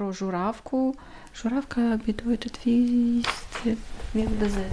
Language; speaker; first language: German; non-native, learner; Ukrainian